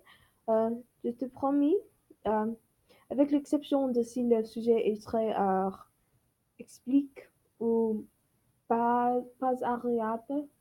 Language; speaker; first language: French; non-native, learner; English